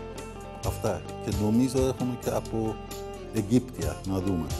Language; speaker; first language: Greek; non-native, learner; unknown